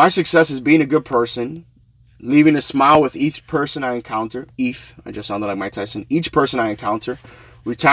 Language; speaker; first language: English; native; English